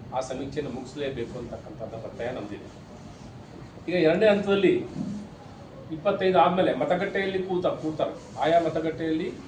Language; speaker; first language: Kannada; native; Kannada